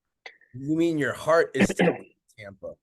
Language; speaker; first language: English; native; English